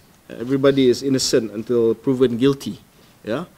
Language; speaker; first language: English; non-native, local second language; Malay